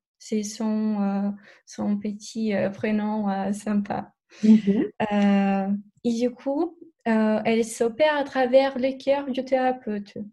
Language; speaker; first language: French; non-native, fluent; Portuguese